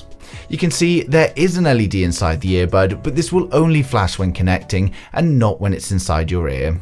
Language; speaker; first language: English; native; English